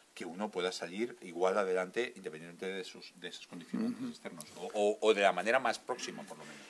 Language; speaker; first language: Spanish; native; Spanish